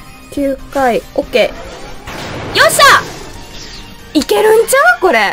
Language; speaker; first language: Japanese; native; Japanese